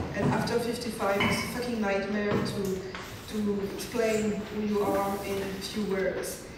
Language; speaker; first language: English; non-native, fluent; French